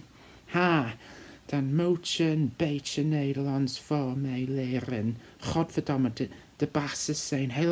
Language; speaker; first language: Dutch; non-native, learner; English